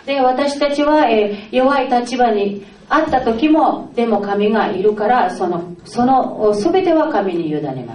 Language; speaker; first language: Japanese; non-native, fluent; Filipino